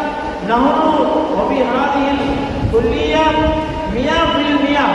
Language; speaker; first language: Arabic; non-native, learner; Tamil